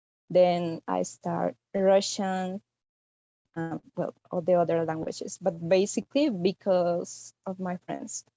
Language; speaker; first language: English; non-native, fluent; Spanish